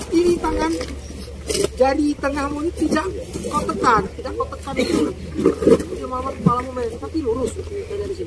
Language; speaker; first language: Indonesian; native; Indonesian